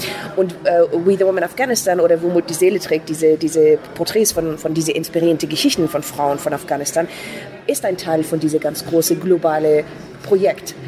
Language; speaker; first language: German; non-native, fluent; Persian